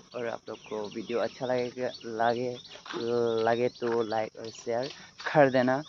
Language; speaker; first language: Hindi; non-native, local second language; Assamese